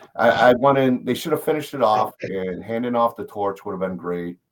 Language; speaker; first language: English; native; English